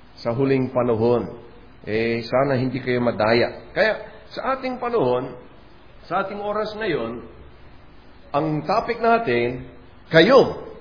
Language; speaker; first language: Filipino; non-native, learner; English